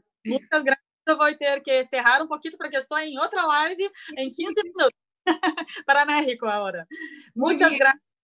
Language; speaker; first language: Spanish; non-native, learner; Portuguese